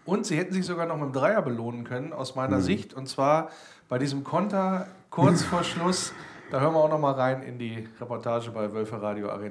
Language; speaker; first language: German; native; German